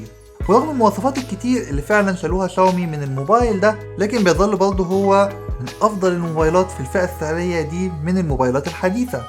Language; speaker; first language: Arabic; native; Arabic